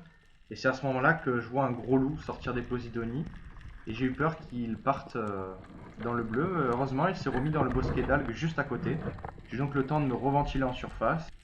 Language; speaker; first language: French; native; French